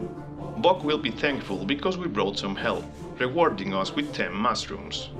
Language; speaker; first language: English; non-native, fluent; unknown